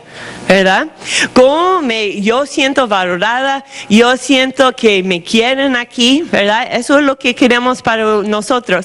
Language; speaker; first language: Spanish; non-native, fluent; English